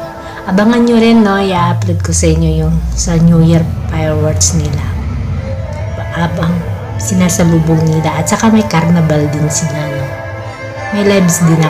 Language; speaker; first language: Filipino; non-native, local second language; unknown